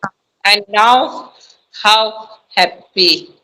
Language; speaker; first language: English; non-native, learner; Hindi